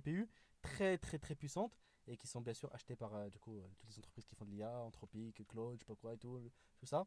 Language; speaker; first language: French; native; French